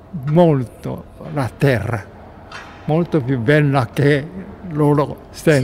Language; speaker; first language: Italian; non-native, learner; Japanese